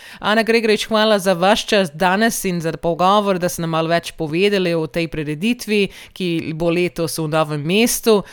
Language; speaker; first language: Slovenian; early bilingual, heritage; Slovenian